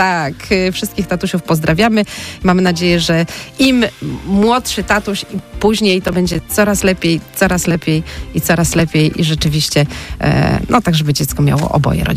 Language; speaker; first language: Polish; native; Polish